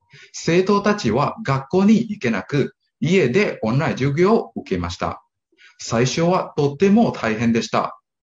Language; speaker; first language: Japanese; non-native, learner; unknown